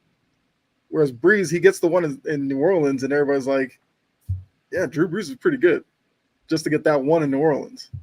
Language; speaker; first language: English; native; English